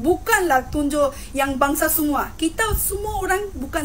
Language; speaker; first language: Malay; non-native, fluent; Bangla